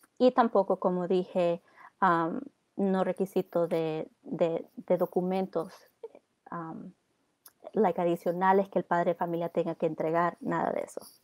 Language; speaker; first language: Spanish; early bilingual, heritage; Spanish